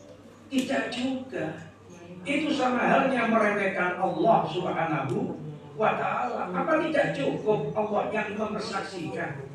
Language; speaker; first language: Indonesian; native; Indonesian